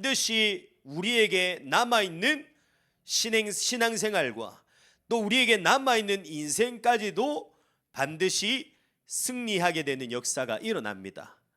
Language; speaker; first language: Korean; native; Korean